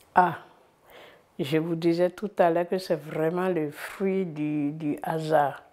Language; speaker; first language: French; non-native, local second language; Fon